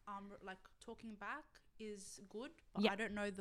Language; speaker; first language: English; non-native, local second language; Arabic